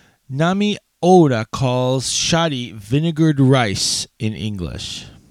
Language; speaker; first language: English; native; English